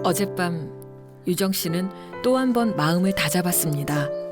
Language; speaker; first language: Korean; native; Korean